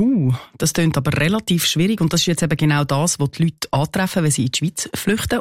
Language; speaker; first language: German; native; German